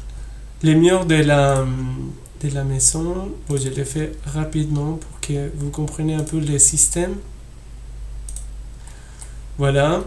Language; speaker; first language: French; non-native, fluent; Spanish